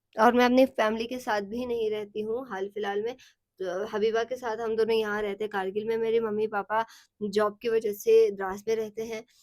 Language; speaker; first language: Hindi; non-native, local second language; Sicilian